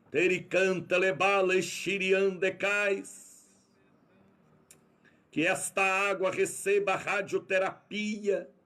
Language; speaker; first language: Portuguese; native; Portuguese